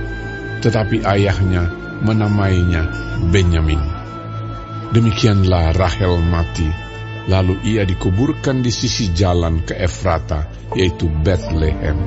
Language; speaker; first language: Indonesian; native; Indonesian